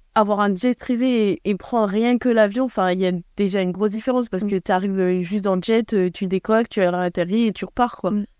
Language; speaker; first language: French; native; French